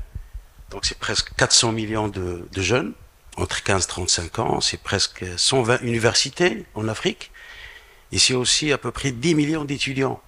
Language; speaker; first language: French; non-native, local second language; Arabic